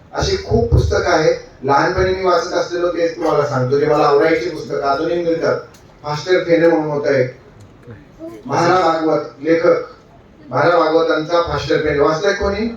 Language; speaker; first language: Marathi; native; Marathi